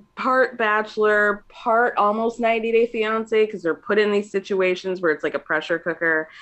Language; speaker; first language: English; native; English